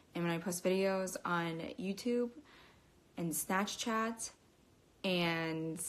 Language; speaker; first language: English; native; English